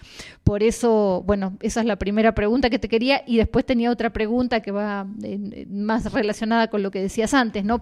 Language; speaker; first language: Spanish; native; Spanish